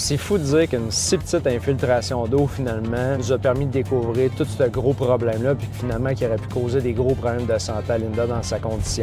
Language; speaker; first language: French; native; French